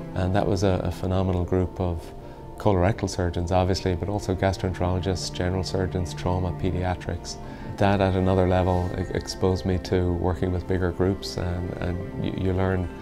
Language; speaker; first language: English; native; English